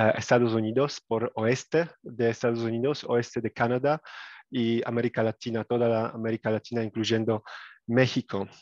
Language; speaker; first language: Spanish; non-native, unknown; Polish